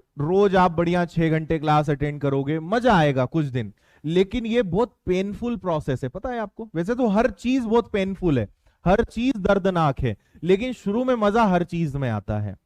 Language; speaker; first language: Hindi; native; Hindi